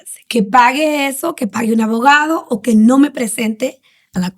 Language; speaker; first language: Spanish; native; Spanish